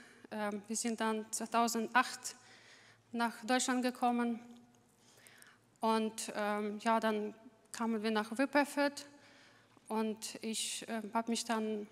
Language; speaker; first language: German; non-native, fluent; Russian